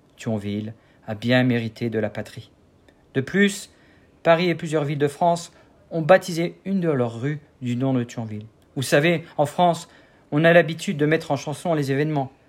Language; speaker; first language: French; native; French